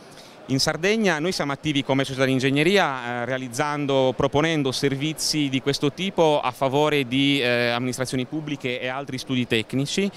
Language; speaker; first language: Italian; native; Italian